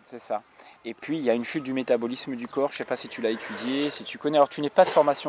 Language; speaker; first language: French; native; French